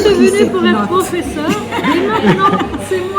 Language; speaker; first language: French; non-native, learner; Russian